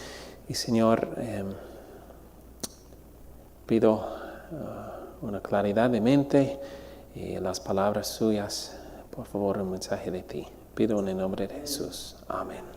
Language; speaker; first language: Spanish; non-native, fluent; English